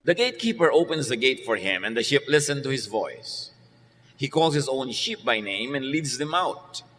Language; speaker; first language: English; non-native, local second language; Filipino